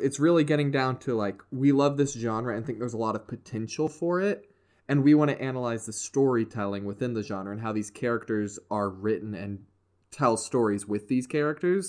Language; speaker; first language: English; native; English